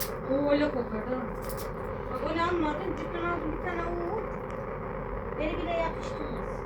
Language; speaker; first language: Turkish; native; Turkish